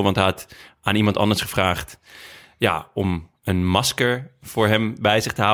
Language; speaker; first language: Dutch; native; Dutch